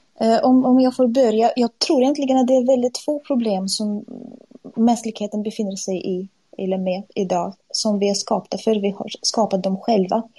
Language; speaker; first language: Swedish; non-native, fluent; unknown